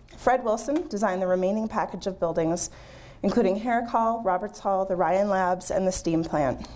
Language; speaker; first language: English; native; English